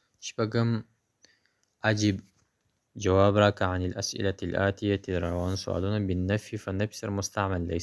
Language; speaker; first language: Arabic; non-native, fluent; Pashto